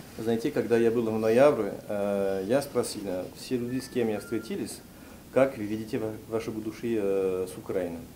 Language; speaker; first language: Russian; non-native, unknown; French